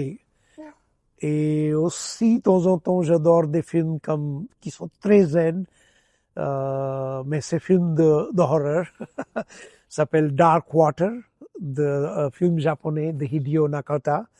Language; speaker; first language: French; non-native, fluent; Gujarati